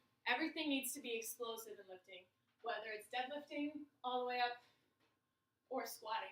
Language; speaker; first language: English; native; English